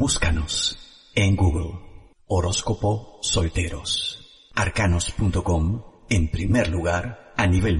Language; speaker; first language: Spanish; native; Spanish